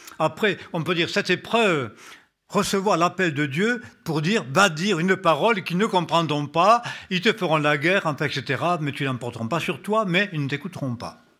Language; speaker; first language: French; native; French